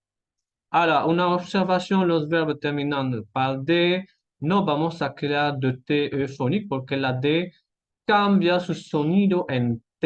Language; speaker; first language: Spanish; non-native, fluent; French